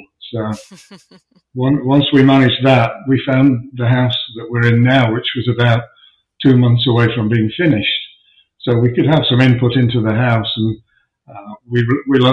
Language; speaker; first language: English; native; English